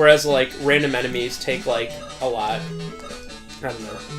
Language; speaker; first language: English; native; English